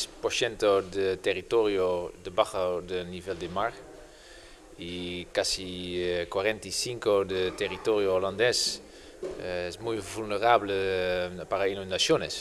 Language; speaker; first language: Spanish; non-native, fluent; Dutch